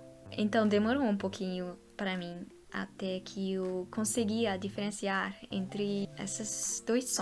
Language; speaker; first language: Portuguese; non-native, fluent; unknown